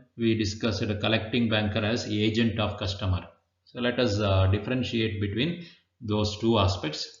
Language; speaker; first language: English; non-native, local second language; Kannada